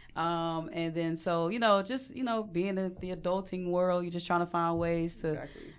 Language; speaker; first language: English; native; English